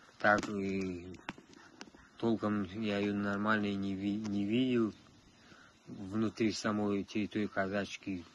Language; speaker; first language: Russian; non-native, local second language; Tajik